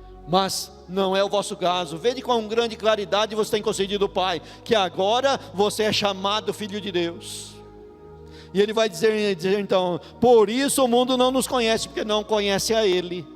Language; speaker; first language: Portuguese; native; Portuguese